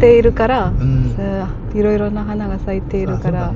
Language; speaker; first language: Japanese; non-native, learner; Kannada